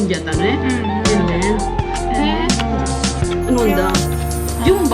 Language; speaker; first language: Japanese; non-native, learner; Filipino